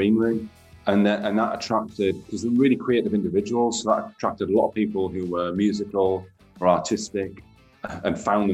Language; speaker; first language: English; native; English